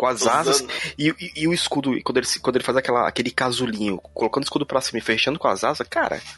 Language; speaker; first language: Portuguese; native; Portuguese